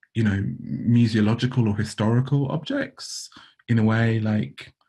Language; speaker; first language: English; native; English